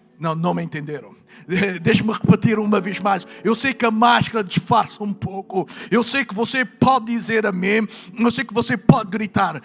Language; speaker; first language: Portuguese; native; Portuguese